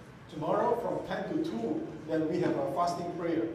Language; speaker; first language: English; non-native, fluent; Indonesian